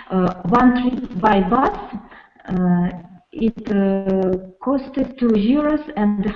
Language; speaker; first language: English; non-native, learner; Russian